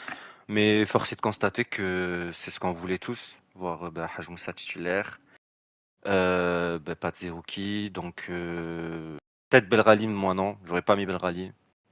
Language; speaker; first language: French; native; French